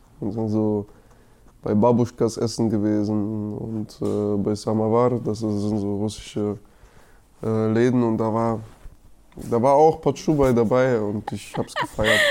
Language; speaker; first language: German; early bilingual, other home language; Russian